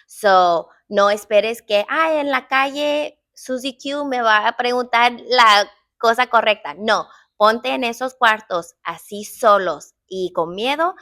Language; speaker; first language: Spanish; early bilingual, heritage; English